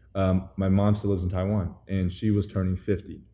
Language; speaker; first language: English; early bilingual, other home language; Chinese